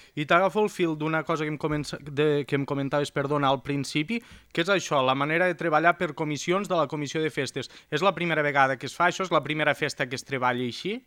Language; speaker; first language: Catalan; native; Catalan